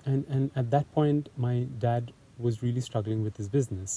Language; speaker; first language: English; non-native, local second language; Hindi